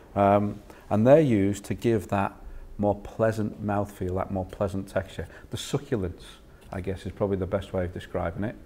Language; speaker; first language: English; native; English